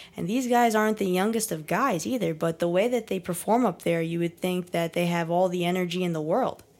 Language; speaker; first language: English; native; English